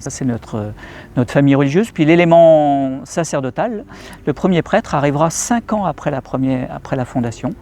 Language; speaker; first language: French; native; French